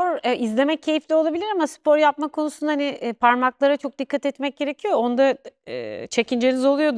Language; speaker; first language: Turkish; native; Turkish